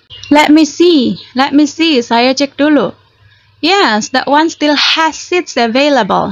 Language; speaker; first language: English; non-native, fluent; Indonesian